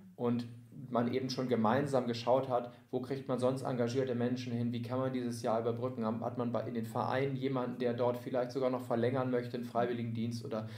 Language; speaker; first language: German; native; German